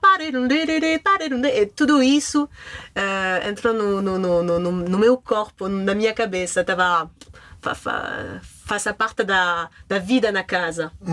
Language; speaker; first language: Portuguese; non-native, learner; French